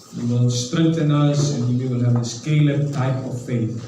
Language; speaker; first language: English; non-native, local second language; Filipino